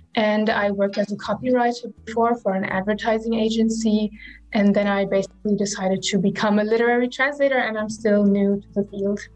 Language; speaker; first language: English; non-native, fluent; German